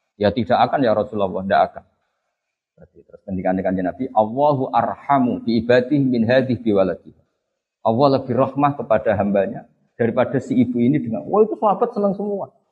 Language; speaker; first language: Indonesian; non-native, local second language; Javanese